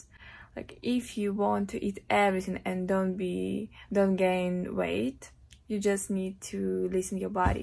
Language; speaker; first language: English; non-native, fluent; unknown